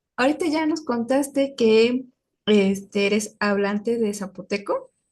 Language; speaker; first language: Spanish; native; Spanish